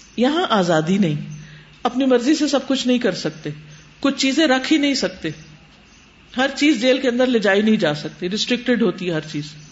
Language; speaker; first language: Urdu; native; Urdu